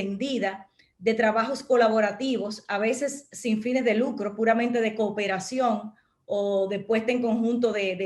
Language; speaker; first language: Spanish; native; Spanish